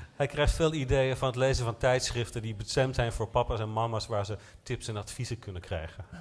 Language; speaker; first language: Dutch; native; Dutch